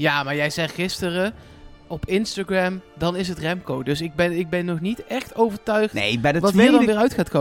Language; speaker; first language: Dutch; native; Dutch